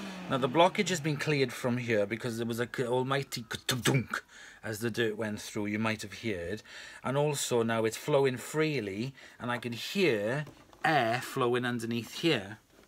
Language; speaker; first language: English; native; English